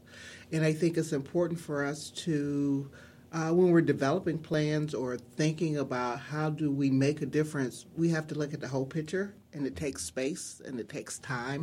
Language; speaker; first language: English; native; English